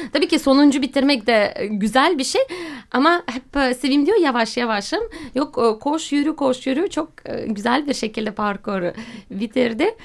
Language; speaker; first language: Turkish; non-native, fluent; Russian